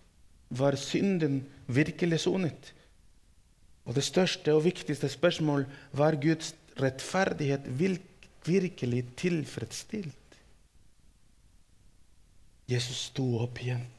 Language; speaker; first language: Norwegian; non-native, fluent; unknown